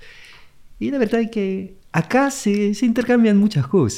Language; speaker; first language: Spanish; non-native, fluent; French